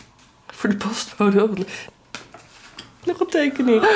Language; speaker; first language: Dutch; native; Dutch